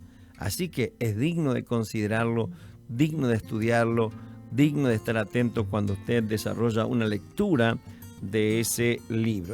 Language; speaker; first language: Spanish; native; Spanish